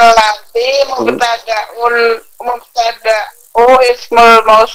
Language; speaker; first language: Arabic; non-native, learner; Indonesian